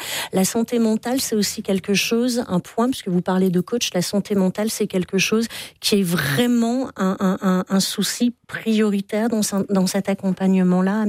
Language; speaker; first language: French; native; French